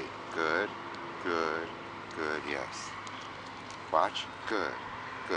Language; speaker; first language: English; native; English